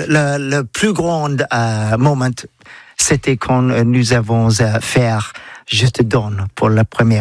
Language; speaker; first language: French; non-native, learner; English